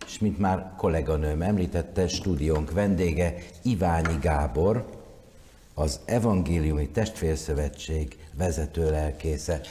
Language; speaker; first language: Hungarian; native; Hungarian